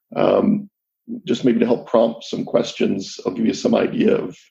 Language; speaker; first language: English; native; English